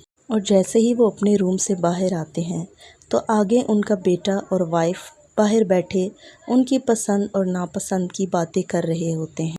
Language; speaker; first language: Urdu; native; Urdu